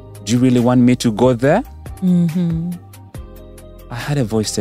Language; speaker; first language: English; non-native, local second language; Ganda